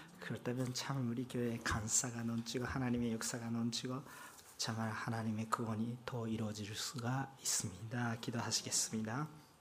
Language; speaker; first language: Korean; non-native, fluent; Japanese